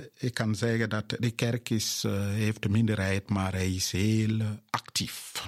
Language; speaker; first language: Dutch; non-native, fluent; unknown